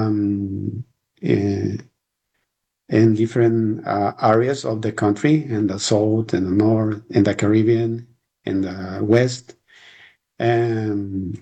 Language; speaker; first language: English; non-native, learner; Spanish